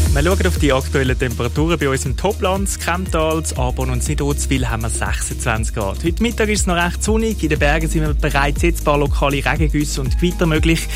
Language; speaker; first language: German; native; German